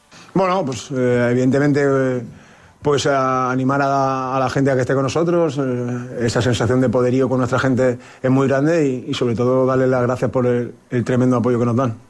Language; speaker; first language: Spanish; native; Spanish